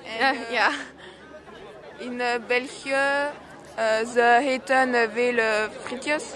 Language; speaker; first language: Dutch; non-native, learner; French